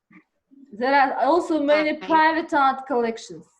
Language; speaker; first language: English; non-native, learner; Kazakh